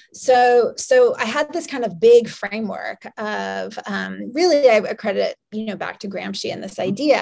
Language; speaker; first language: English; native; English